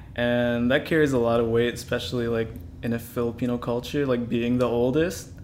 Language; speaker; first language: English; early bilingual, other home language; Filipino